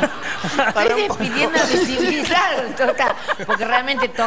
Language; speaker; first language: Spanish; native; Spanish